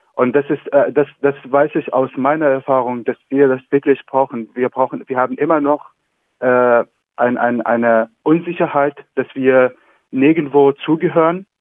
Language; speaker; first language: German; non-native, fluent; Arabic